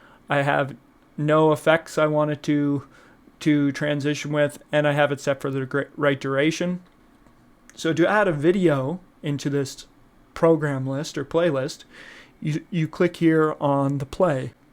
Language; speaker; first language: English; native; English